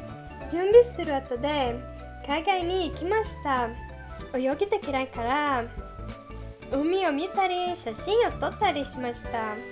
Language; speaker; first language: Japanese; non-native, learner; Portuguese